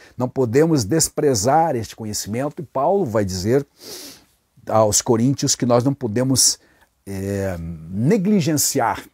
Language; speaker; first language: Portuguese; native; Portuguese